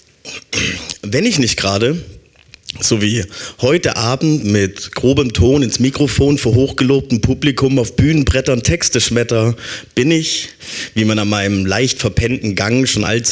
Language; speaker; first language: German; native; German